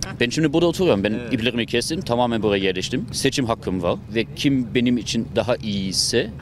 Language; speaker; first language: Turkish; non-native, learner; German